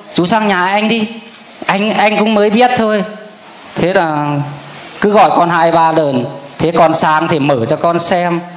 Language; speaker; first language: Vietnamese; non-native, local second language; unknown